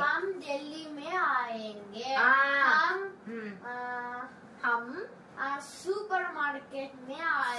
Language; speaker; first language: Hindi; non-native, learner; Tamil